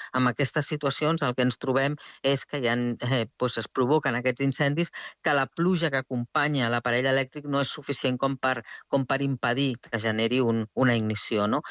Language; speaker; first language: Catalan; native; Catalan